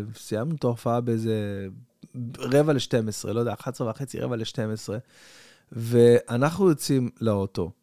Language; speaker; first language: Hebrew; native; Hebrew